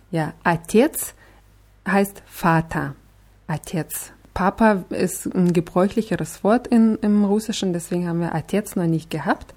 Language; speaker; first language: German; non-native, fluent; Russian